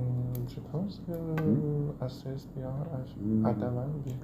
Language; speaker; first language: French; non-native, learner; Chinese